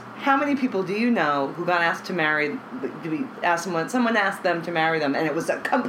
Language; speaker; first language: English; native; English